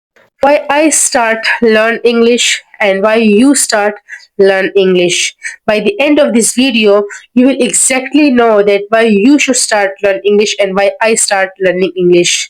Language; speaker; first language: English; non-native, learner; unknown